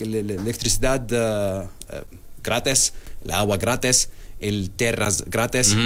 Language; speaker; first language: Spanish; non-native, learner; Arabic